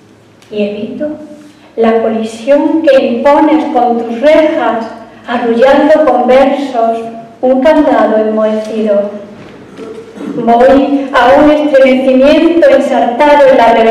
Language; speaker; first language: Spanish; native; Spanish